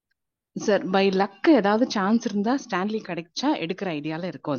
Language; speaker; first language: Tamil; native; Tamil